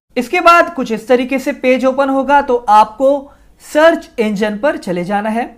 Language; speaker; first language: Hindi; native; Hindi